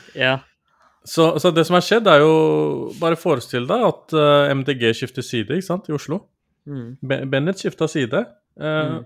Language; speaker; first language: Norwegian; early bilingual, other home language; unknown